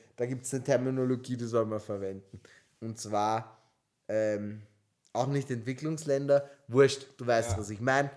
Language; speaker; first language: German; early bilingual, other home language; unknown